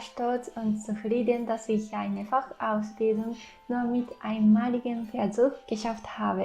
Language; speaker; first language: German; non-native, fluent; Japanese